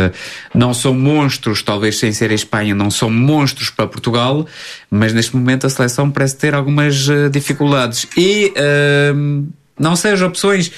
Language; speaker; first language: Portuguese; native; Portuguese